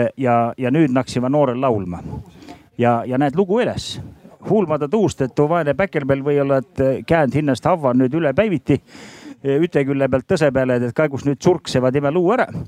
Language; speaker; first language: Estonian; native; Estonian